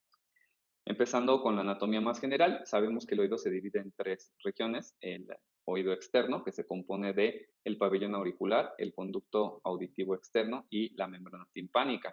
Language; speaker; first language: Spanish; native; Spanish